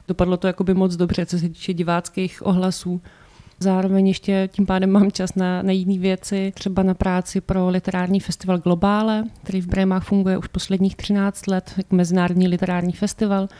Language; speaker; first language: Czech; native; Czech